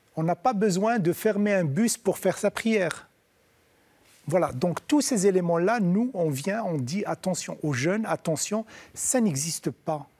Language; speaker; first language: French; non-native, local second language; Arabic